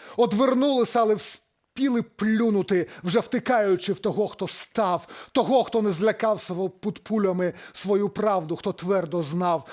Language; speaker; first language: Belarusian; native; Belarusian